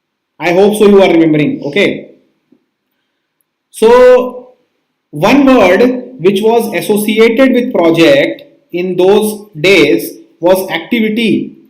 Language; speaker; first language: English; non-native, local second language; Hindi